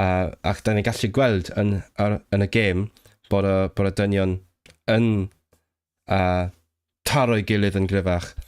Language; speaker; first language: Welsh; non-native, fluent; Cantonese